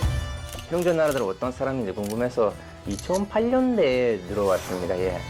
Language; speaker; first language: Korean; non-native, learner; Turkish